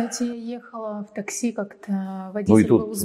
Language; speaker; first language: Russian; native; Russian